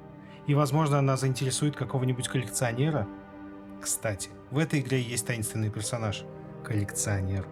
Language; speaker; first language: Russian; native; Russian